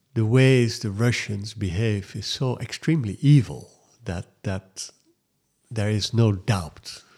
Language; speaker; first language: English; non-native, fluent; Dutch